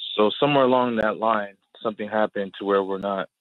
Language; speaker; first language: English; native; English